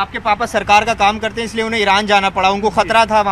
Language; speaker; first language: Hindi; native; Hindi